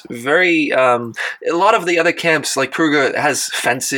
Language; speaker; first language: English; non-native, local second language; Afrikaans